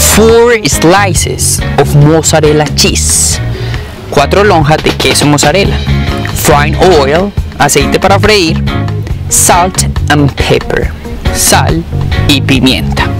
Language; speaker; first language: Spanish; native; Spanish